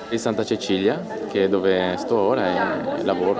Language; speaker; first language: Italian; non-native, fluent; Spanish